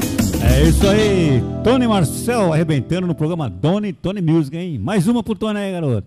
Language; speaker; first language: Portuguese; native; Portuguese